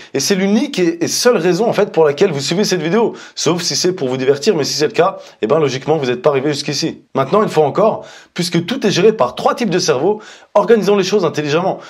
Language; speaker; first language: French; native; French